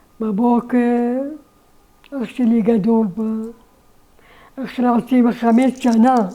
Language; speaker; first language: Hebrew; non-native, learner; Arabic